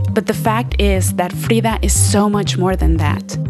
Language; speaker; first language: English; early bilingual, other home language; Spanish